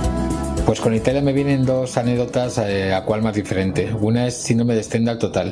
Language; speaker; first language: Spanish; native; Spanish